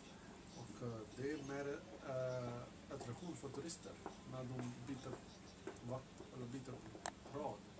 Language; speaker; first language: Swedish; non-native, learner; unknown